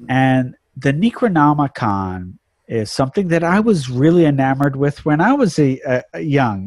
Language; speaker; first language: English; native; English